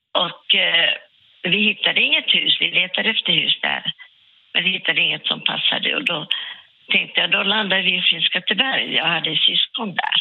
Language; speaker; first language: Swedish; non-native, local second language; Finnish